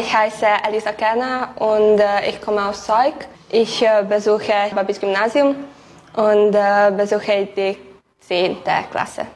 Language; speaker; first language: German; non-native, local second language; Hungarian